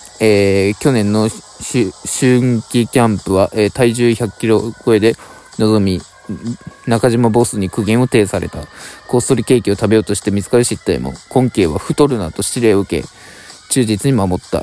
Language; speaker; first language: Japanese; native; Japanese